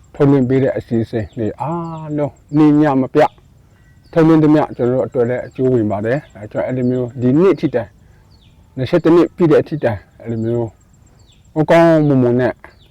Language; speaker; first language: Burmese; non-native, local second language; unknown